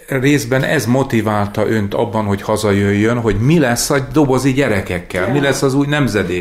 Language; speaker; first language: Hungarian; native; Hungarian